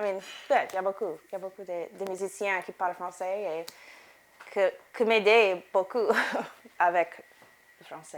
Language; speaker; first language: French; non-native, learner; English